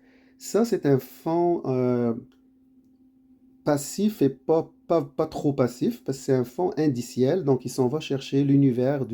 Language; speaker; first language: French; native; French